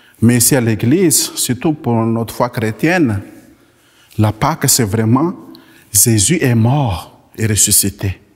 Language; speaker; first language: French; non-native, local second language; Malagasy